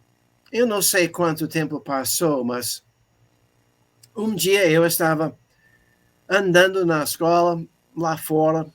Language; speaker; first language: Portuguese; non-native, fluent; English